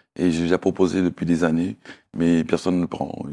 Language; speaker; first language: French; native; French